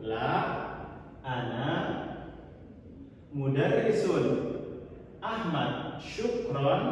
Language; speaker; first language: Arabic; non-native, learner; Indonesian